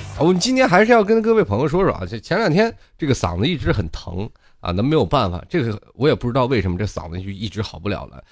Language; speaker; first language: Chinese; native; Chinese